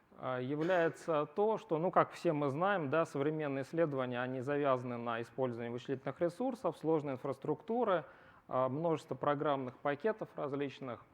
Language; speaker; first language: Russian; native; Russian